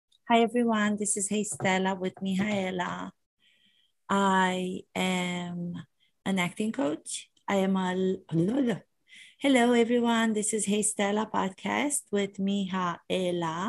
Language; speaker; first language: English; non-native, fluent; Romanian